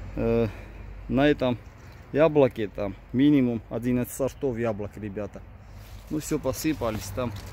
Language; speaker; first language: Russian; non-native, local second language; Georgian